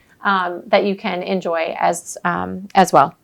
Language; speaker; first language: English; native; English